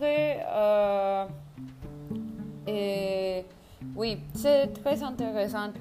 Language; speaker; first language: French; non-native, learner; Spanish